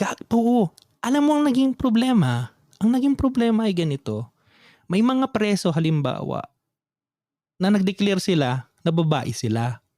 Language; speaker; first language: Filipino; native; Filipino